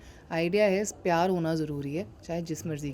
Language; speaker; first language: Hindi; native; Hindi